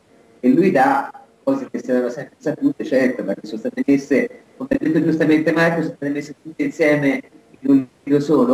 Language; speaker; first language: Italian; native; Italian